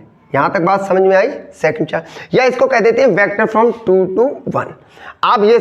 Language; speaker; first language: Hindi; native; Hindi